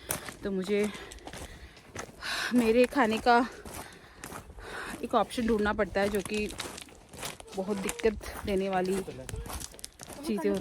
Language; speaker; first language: Hindi; non-native, local second language; Malayalam